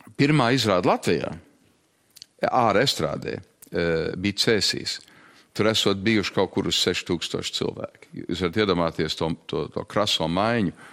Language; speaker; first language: Latvian; early bilingual, heritage; Latvian